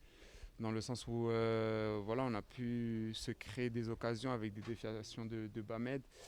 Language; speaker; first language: French; native; French